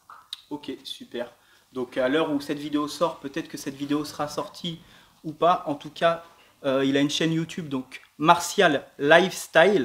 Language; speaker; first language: French; native; French